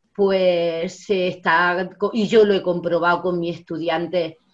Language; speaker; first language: Spanish; native; Spanish